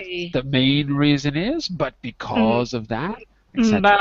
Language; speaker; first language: English; native; English